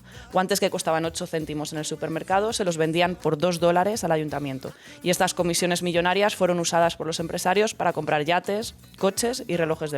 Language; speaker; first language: Spanish; native; Spanish